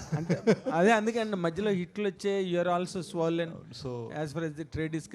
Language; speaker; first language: Telugu; native; Telugu